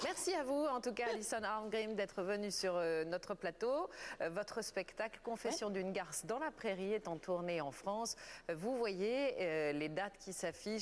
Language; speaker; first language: French; native; French